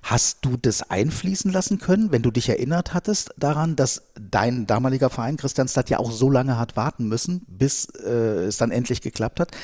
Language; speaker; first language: German; native; German